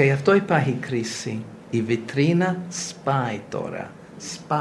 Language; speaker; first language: Greek; non-native, learner; English